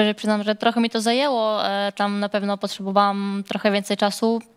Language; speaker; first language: Polish; non-native, fluent; Serbian